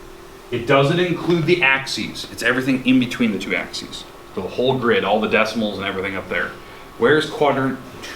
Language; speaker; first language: English; native; English